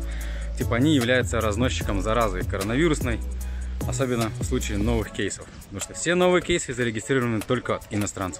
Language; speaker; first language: Russian; native; Russian